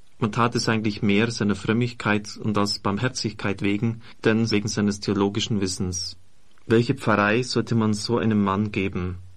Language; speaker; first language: German; native; German